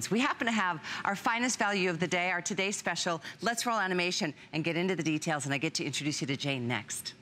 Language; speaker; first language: English; native; English